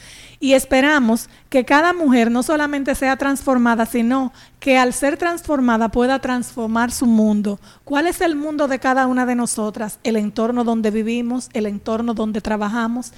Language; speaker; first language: Spanish; native; Spanish